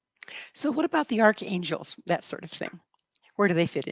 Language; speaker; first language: English; native; English